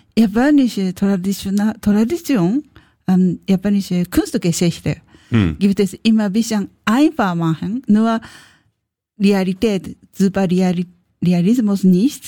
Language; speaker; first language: German; non-native, learner; Japanese